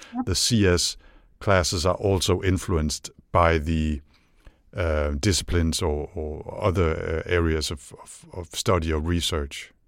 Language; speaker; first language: English; non-native, fluent; Danish